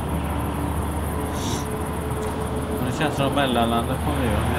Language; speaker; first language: Swedish; native; Swedish